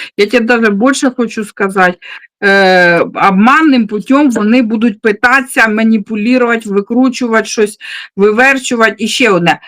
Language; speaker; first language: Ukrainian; non-native, local second language; Russian